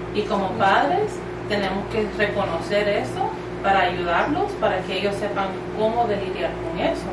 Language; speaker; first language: Spanish; early bilingual, heritage; Spanish